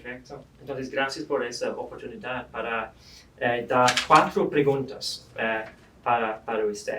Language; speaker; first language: Spanish; non-native, fluent; English